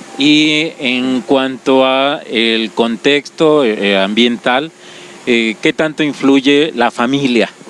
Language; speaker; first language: Spanish; native; Spanish